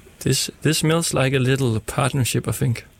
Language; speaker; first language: English; non-native, learner; Danish